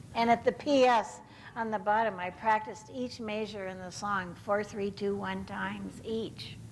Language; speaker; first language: English; native; English